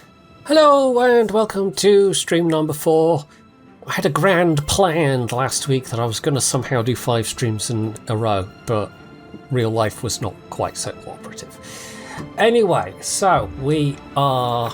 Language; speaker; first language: English; native; English